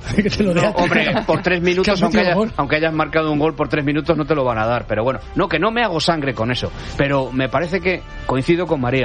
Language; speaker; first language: Spanish; native; Spanish